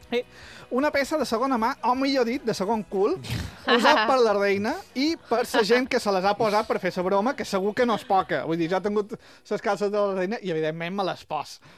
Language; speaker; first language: Catalan; native; Catalan